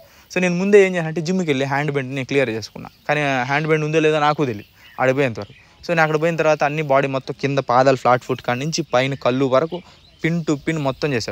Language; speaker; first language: Telugu; native; Telugu